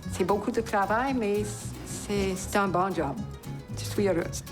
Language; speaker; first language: French; non-native, local second language; English